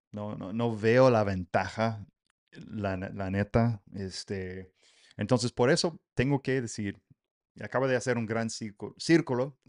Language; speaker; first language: Spanish; non-native, fluent; English